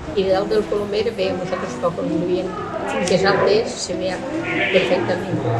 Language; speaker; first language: Spanish; non-native, local second language; Catalan